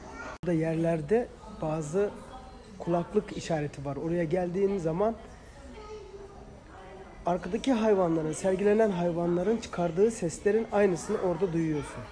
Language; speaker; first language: Turkish; native; Turkish